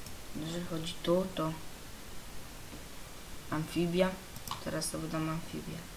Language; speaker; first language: Polish; native; Polish